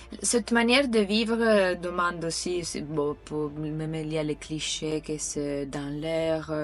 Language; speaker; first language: French; non-native, fluent; Italian